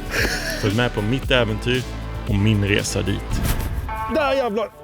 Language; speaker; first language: Swedish; native; Swedish